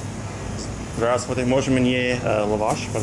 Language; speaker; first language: Russian; non-native, learner; English